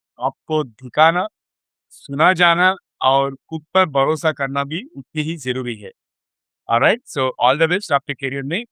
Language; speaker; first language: Hindi; native; Hindi